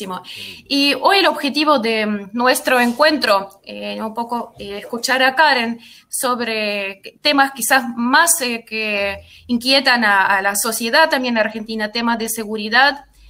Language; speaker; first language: Spanish; non-native, fluent; Russian